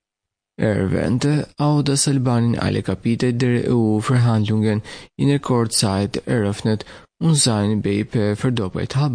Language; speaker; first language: German; non-native, fluent; Albanian